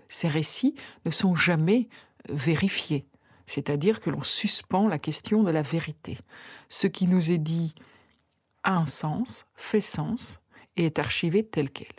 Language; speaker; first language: French; native; French